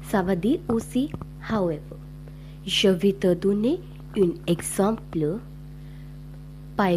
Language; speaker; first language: French; non-native, learner; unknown